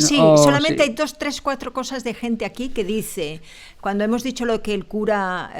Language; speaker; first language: Spanish; native; Spanish